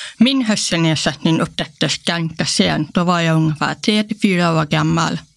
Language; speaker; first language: Swedish; non-native, local second language; Polish